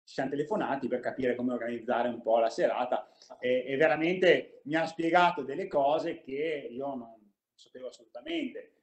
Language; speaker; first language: Italian; native; Italian